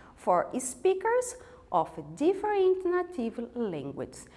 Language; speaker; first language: English; non-native, fluent; Portuguese